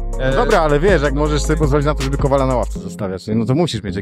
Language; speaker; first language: Polish; native; Polish